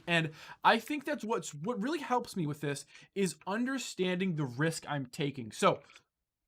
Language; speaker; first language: English; native; English